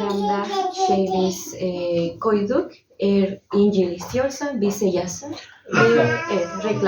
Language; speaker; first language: Turkish; non-native, learner; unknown